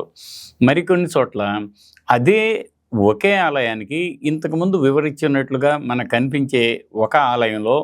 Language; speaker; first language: Telugu; native; Telugu